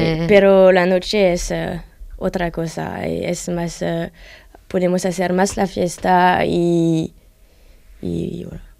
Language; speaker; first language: Spanish; non-native, learner; French